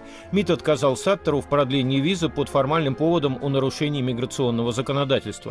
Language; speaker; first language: Russian; native; Russian